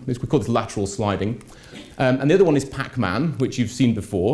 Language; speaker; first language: English; native; English